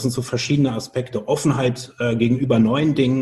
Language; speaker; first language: German; native; German